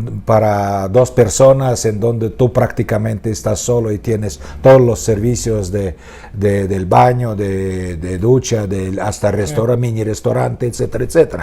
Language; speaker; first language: Spanish; non-native, fluent; Russian